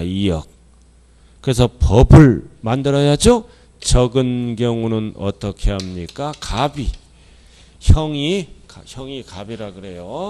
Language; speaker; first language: Korean; native; Korean